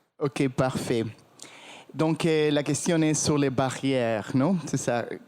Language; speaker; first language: French; non-native, fluent; Spanish